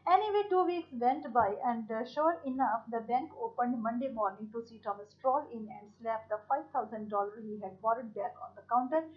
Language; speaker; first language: English; non-native, local second language; Punjabi